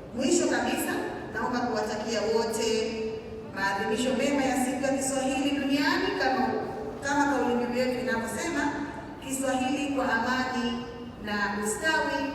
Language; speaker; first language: Swahili; native; Swahili